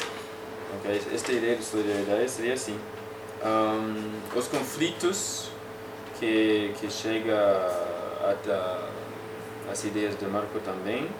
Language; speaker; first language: Portuguese; non-native, fluent; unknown